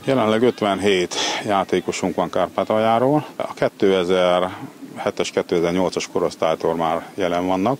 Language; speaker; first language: Hungarian; native; Hungarian